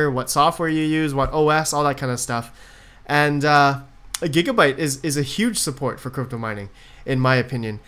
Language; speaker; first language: English; native; English